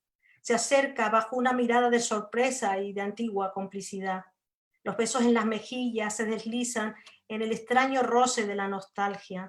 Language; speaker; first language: Spanish; native; Spanish